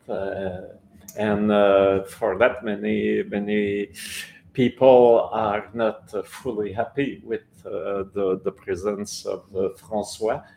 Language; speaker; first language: English; non-native, local second language; French